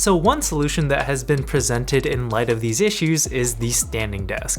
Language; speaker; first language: English; native; English